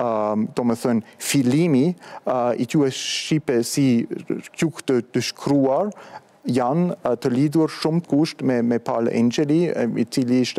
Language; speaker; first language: Albanian; non-native, fluent; German